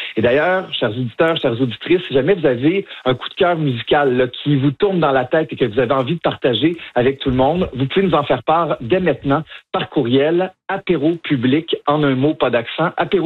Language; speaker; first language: French; native; French